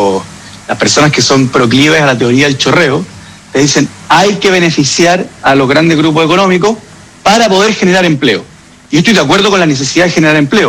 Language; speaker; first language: Spanish; native; Spanish